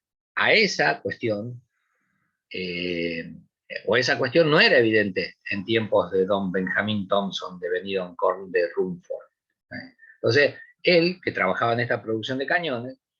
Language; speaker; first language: Spanish; native; Spanish